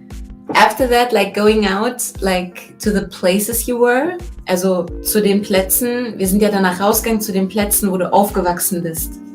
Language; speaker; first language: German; early bilingual, other home language; Turkish